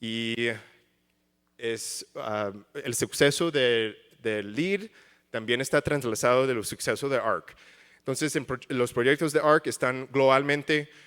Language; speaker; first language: Spanish; early bilingual, heritage; English